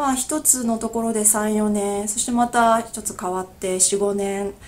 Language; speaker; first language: Japanese; native; Japanese